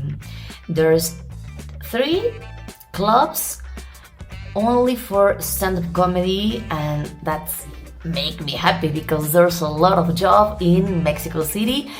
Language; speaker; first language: English; non-native, learner; Spanish